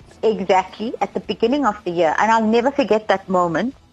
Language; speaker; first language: English; native; English